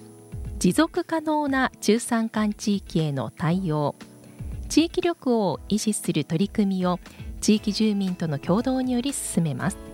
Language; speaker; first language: Japanese; native; Japanese